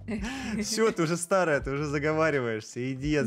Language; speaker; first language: Russian; native; Russian